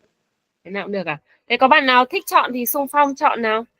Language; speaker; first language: Vietnamese; native; Vietnamese